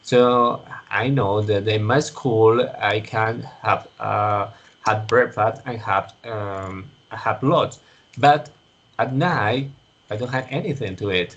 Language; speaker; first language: English; non-native, learner; Spanish